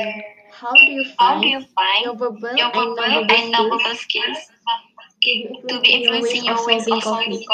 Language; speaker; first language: English; non-native, local second language; Malay